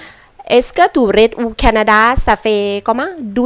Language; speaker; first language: French; non-native, learner; Thai